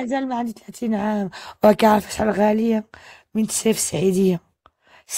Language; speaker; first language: Arabic; early bilingual, heritage; French